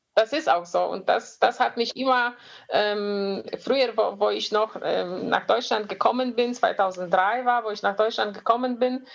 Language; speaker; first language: German; non-native, fluent; Polish